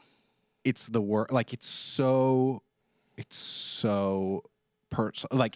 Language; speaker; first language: English; native; English